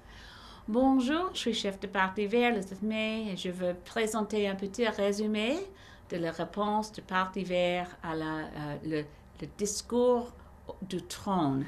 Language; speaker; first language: French; non-native, learner; English